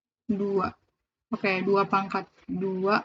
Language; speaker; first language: Indonesian; native; Indonesian